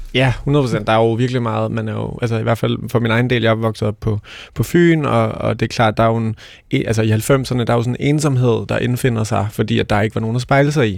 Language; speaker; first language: Danish; native; Danish